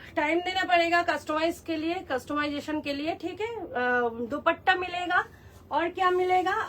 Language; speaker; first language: Hindi; non-native, local second language; Bangla